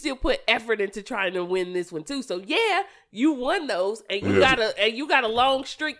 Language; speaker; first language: English; native; English